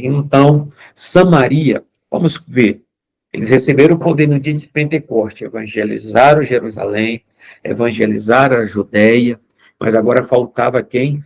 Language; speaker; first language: Portuguese; native; Portuguese